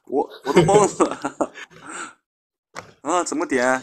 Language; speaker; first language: Chinese; native; Chinese